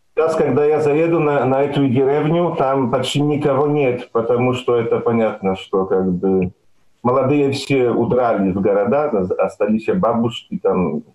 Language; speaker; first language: Russian; non-native, fluent; Belarusian